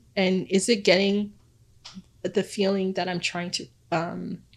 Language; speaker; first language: English; early bilingual, other home language; Akan